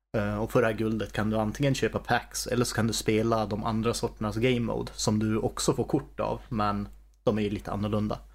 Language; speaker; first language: Swedish; native; Swedish